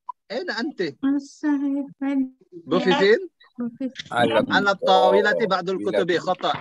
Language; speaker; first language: Arabic; non-native, fluent; Indonesian